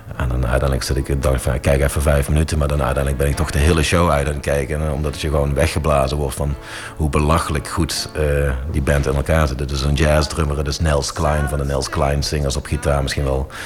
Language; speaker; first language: Dutch; native; Dutch